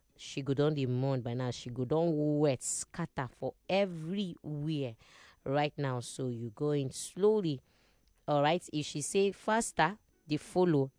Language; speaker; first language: Nigerian Pidgin; non-native, local second language; Igbo